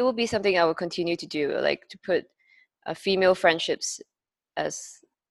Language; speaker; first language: English; non-native, local second language; Cantonese